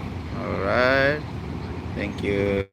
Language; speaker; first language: English; non-native, local second language; Shona